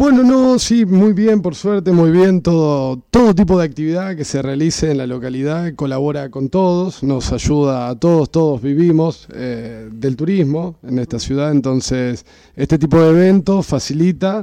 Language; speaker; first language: Spanish; native; Spanish